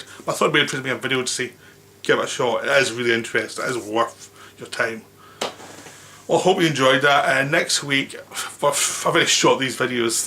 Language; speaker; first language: English; native; English